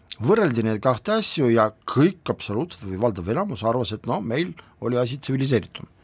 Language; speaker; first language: Estonian; non-native, local second language; Russian